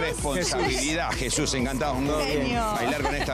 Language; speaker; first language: Spanish; native; Spanish